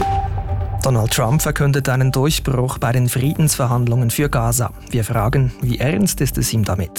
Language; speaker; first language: German; native; German